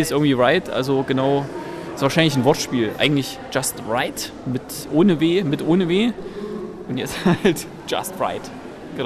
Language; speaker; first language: German; native; German